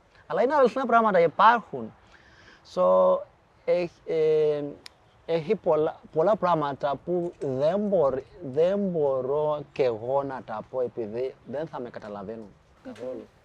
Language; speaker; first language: Greek; non-native, fluent; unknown